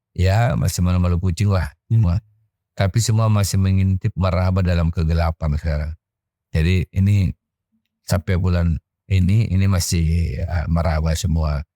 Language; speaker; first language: Indonesian; native; Indonesian